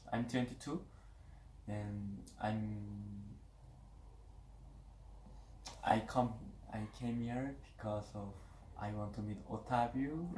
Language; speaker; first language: English; non-native, learner; Korean